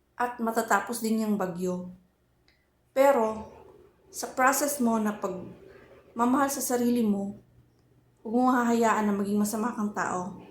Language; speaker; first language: Filipino; native; Filipino